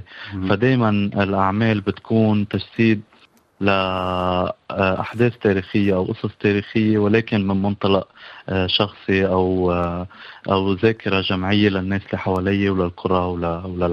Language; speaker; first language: Arabic; native; Arabic